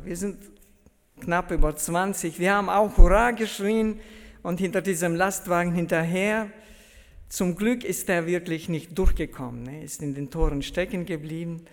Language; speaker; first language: German; early bilingual, heritage; German